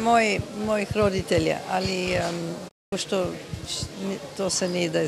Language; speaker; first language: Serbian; early bilingual, heritage; Serbian